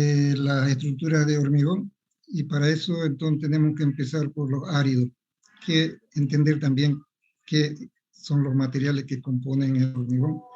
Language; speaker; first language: Spanish; native; Spanish